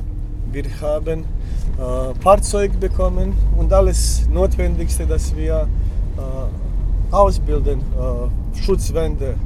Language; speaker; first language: German; non-native, learner; Bosnian